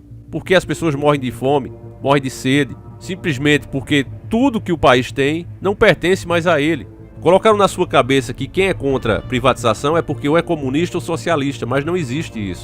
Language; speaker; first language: Portuguese; native; Portuguese